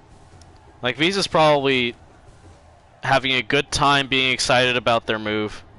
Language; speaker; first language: English; native; English